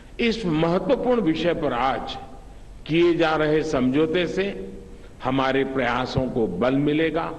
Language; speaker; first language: Hindi; non-native, local second language; Gujarati